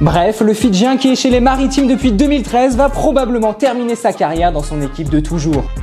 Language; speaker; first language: French; native; French